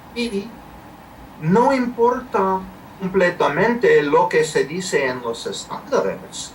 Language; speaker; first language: Spanish; non-native, fluent; English